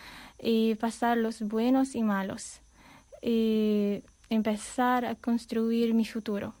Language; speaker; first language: Spanish; non-native, fluent; Armenian